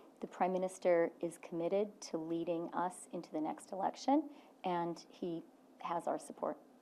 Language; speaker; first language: English; native; English